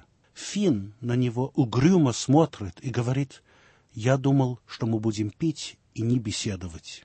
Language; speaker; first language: Russian; early bilingual, heritage; Russian